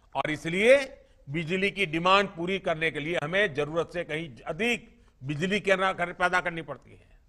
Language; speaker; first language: Hindi; non-native, local second language; Gujarati